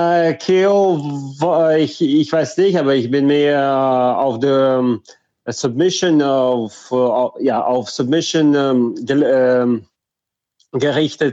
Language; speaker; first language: German; non-native, fluent; Russian